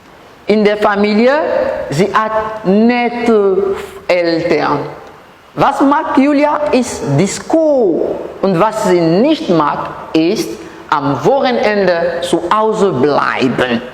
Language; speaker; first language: German; non-native, learner; French